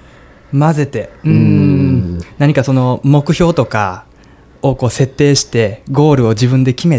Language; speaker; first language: Japanese; native; Japanese